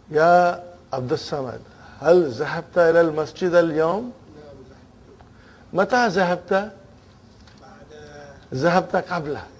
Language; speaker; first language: Arabic; non-native, fluent; Bangla